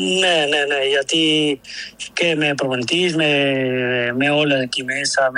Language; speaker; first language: Greek; non-native, learner; Spanish